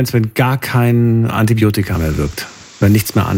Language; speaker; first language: German; native; German